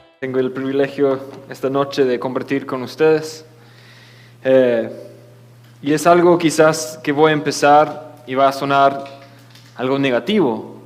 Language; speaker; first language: Spanish; non-native, fluent; English